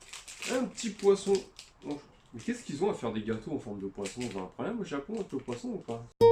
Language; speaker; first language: French; native; French